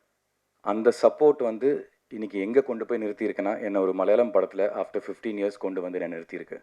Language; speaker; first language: Tamil; native; Tamil